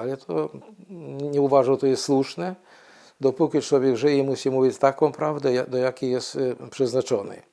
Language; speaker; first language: Polish; non-native, fluent; Ukrainian